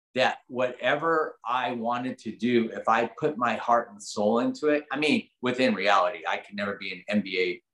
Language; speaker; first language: English; native; English